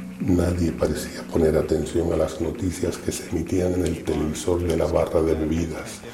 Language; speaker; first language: Spanish; native; Spanish